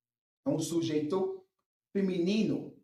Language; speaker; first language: Portuguese; non-native, fluent; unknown